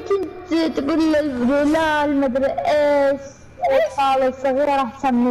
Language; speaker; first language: Arabic; native; Arabic